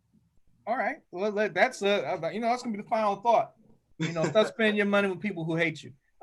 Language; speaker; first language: English; native; English